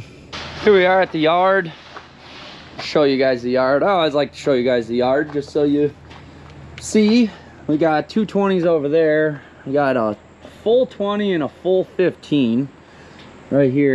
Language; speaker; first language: English; native; English